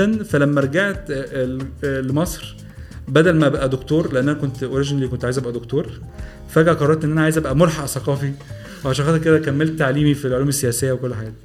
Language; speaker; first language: Arabic; native; Arabic